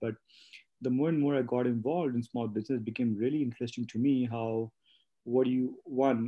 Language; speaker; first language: English; non-native, local second language; Hindi